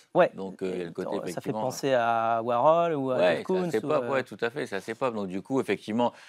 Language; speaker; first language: French; native; French